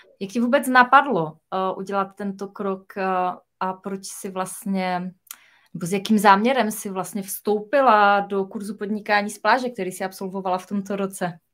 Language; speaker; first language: Czech; native; Czech